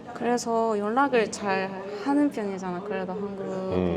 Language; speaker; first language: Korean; non-native, learner; Japanese